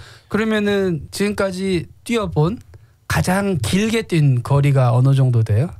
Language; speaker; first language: Korean; native; Korean